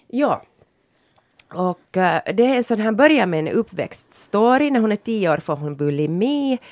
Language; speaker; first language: Swedish; native; Swedish